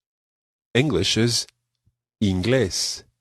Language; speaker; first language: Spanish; non-native, fluent; English